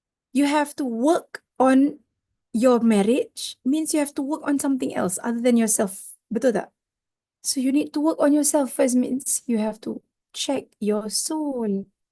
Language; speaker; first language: English; non-native, local second language; Malay